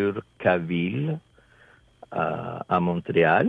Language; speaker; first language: French; non-native, fluent; Spanish